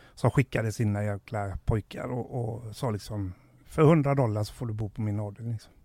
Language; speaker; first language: Swedish; native; Swedish